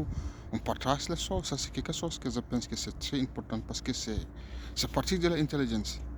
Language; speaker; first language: French; non-native, learner; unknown